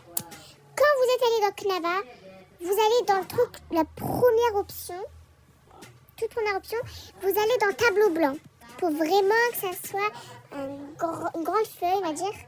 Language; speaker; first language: French; native; French